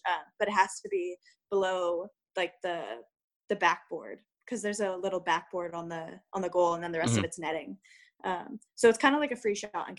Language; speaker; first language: English; native; English